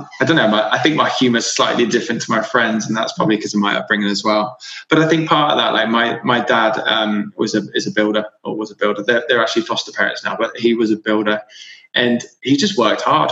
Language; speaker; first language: English; native; English